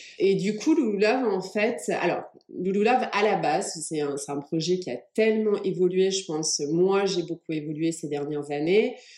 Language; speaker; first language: French; early bilingual, other home language; English